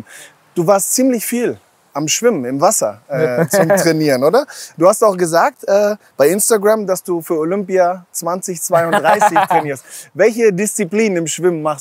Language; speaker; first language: German; native; German